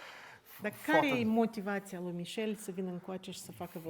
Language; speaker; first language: Romanian; native; Romanian